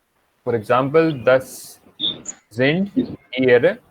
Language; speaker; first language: German; non-native, fluent; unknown